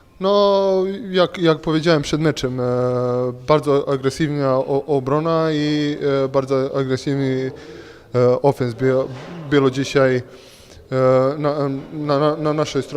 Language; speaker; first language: Polish; non-native, learner; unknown